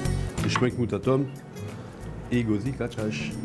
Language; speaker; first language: Hungarian; non-native, learner; French